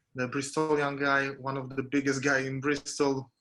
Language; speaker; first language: English; non-native, fluent; Polish